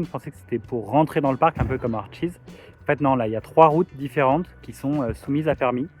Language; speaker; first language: French; native; French